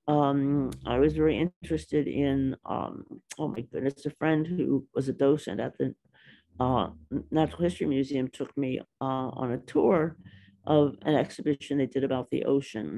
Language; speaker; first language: English; native; English